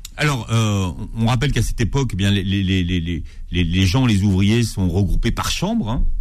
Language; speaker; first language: French; native; French